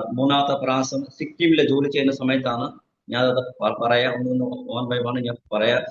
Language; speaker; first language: Malayalam; non-native, fluent; Nepali